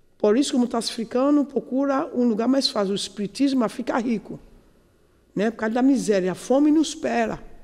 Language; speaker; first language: Portuguese; non-native, learner; Yoruba